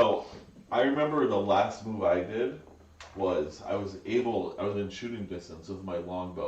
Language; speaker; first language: English; native; English